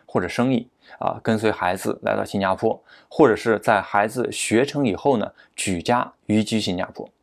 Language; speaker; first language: Chinese; native; Chinese